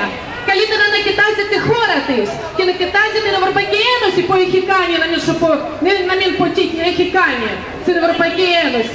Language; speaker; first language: Greek; non-native, fluent; Russian